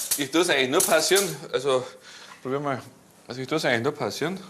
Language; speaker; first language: German; native; German